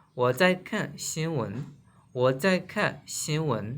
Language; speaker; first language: Chinese; non-native, fluent; Burmese